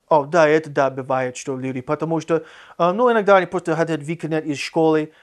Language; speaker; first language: Russian; non-native, fluent; English